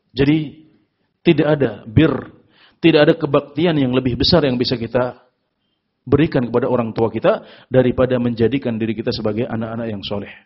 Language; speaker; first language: Indonesian; native; Indonesian